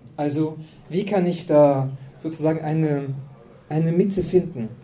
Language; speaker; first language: German; non-native, fluent; French